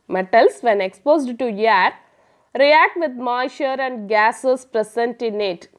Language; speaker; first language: English; non-native, local second language; Tamil